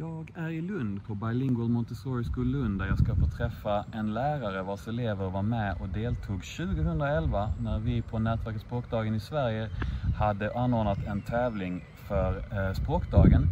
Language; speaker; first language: Swedish; native; Swedish